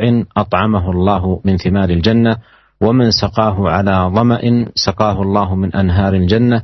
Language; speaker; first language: Arabic; native; Arabic